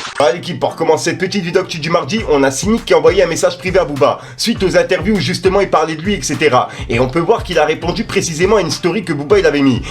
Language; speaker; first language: French; native; French